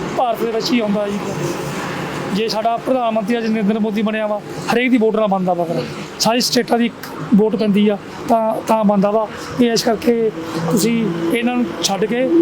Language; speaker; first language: Punjabi; native; Punjabi